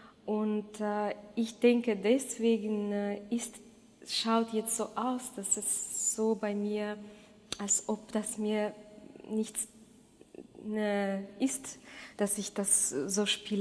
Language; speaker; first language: German; non-native, fluent; Russian